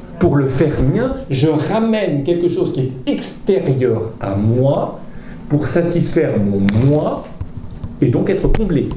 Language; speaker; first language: French; native; French